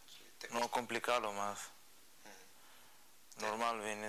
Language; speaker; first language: Spanish; non-native, learner; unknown